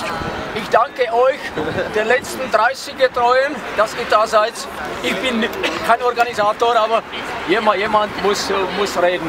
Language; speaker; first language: German; non-native, fluent; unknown